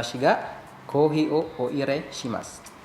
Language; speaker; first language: Japanese; non-native, fluent; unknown